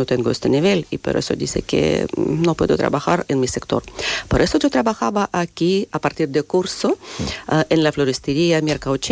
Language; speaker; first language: Spanish; non-native, fluent; Russian